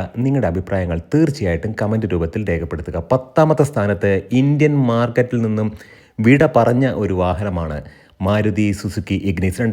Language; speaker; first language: Malayalam; native; Malayalam